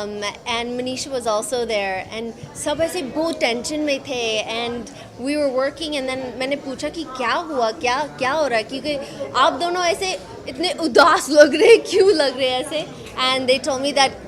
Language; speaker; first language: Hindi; non-native, learner; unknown